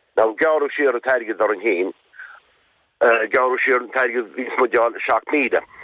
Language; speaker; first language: Irish; native; Irish